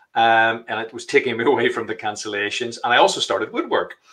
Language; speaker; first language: English; native; English